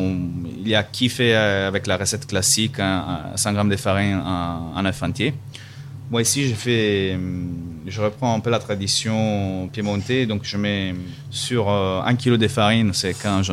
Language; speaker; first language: French; non-native, fluent; Italian